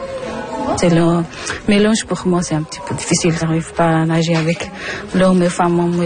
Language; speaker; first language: French; non-native, learner; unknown